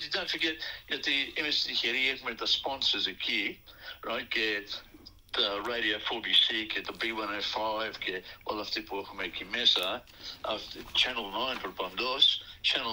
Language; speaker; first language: Greek; early bilingual, heritage; Greek